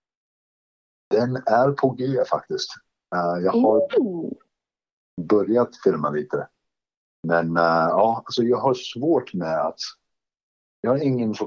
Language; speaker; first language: Swedish; non-native, fluent; English